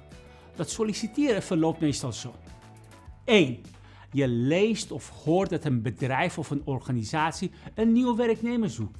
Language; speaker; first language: Dutch; non-native, fluent; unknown